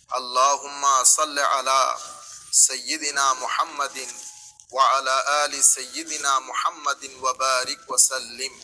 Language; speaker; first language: Arabic; non-native, fluent; Bangla